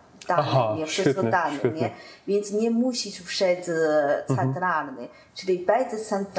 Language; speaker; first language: Polish; non-native, learner; Chinese